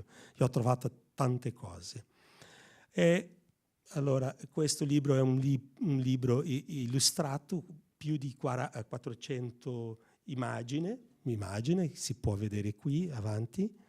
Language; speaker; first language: Italian; non-native, fluent; Portuguese